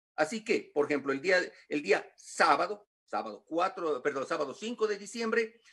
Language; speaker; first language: Spanish; native; Spanish